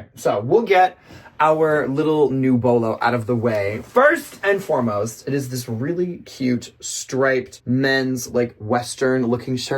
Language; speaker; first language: English; native; English